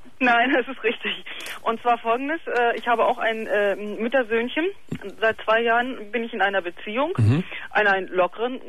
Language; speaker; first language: German; native; German